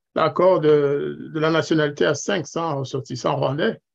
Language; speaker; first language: French; non-native, local second language; Kinyarwanda